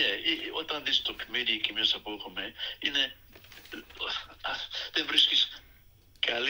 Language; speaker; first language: Greek; early bilingual, other home language; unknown